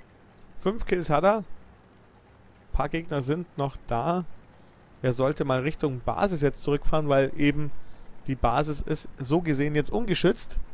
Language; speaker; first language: German; native; German